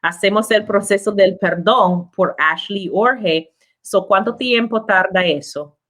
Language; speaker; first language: Spanish; non-native, learner; English